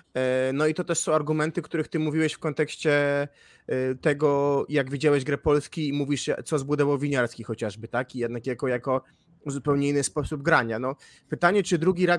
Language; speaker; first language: Polish; native; Polish